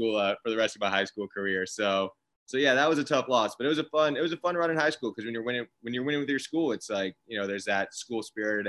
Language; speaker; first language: English; native; English